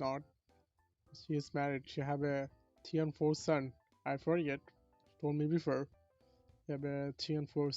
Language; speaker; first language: English; non-native, learner; Bangla